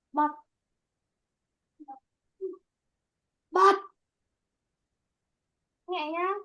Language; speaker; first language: English; non-native, learner; Vietnamese